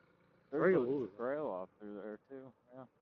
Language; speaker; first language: English; native; English